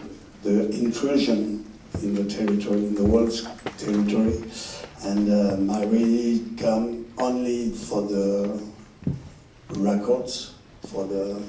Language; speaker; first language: English; non-native, learner; French